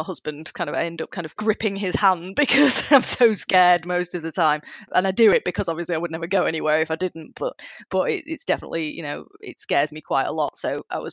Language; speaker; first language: English; native; English